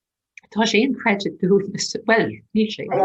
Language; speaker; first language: Irish; non-native, local second language; English